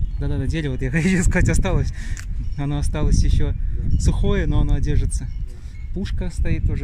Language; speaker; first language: Russian; native; Russian